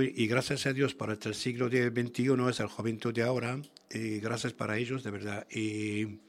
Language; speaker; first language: Spanish; non-native, learner; Arabic